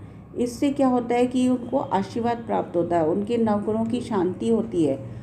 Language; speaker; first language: Hindi; native; Hindi